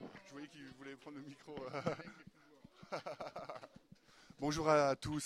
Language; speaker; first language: French; native; French